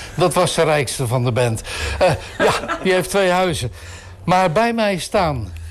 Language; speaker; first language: Dutch; native; Dutch